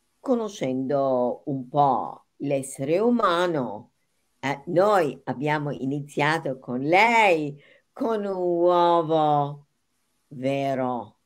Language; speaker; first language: Italian; non-native, fluent; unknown